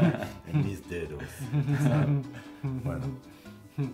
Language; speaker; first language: Spanish; non-native, fluent; French